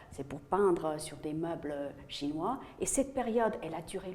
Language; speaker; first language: French; native; French